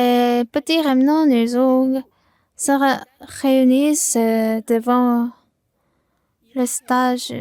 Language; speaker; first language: French; non-native, learner; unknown